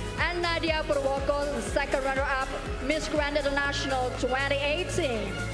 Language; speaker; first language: English; non-native, fluent; Indonesian